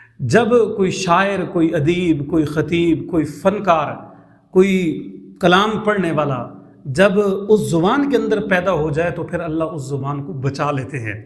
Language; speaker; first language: Urdu; non-native, local second language; Northern Hindko